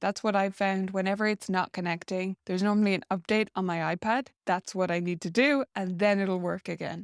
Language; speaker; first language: English; native; English